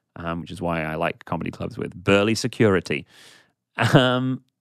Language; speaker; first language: English; native; English